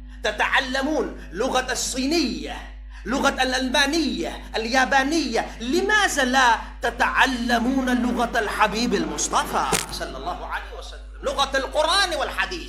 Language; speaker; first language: Arabic; non-native, fluent; Urdu